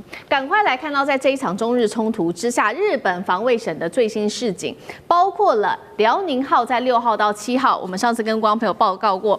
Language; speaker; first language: Chinese; native; Chinese